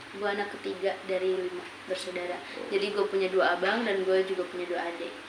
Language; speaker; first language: Indonesian; native; Indonesian